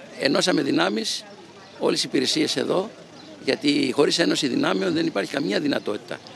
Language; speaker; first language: Greek; native; Greek